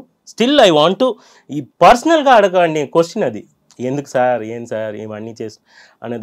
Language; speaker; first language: Telugu; non-native, fluent; Tamil